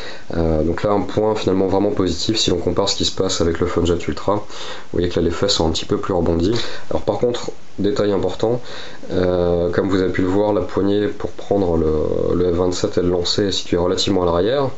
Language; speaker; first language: French; native; French